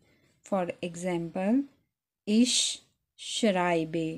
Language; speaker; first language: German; non-native, fluent; Urdu